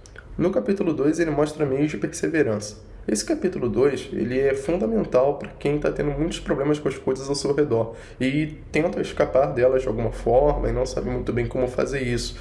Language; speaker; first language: Portuguese; native; Portuguese